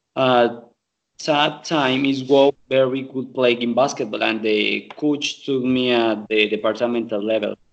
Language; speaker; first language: English; non-native, learner; Spanish